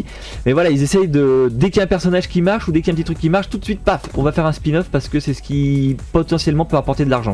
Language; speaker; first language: French; native; French